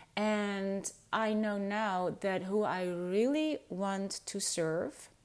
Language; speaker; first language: English; non-native, fluent; Dutch